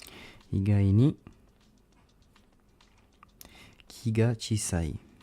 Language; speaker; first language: Japanese; non-native, learner; English